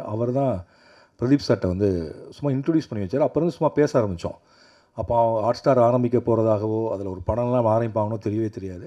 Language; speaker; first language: Tamil; native; Tamil